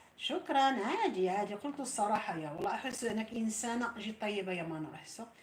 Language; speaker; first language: Arabic; native; Arabic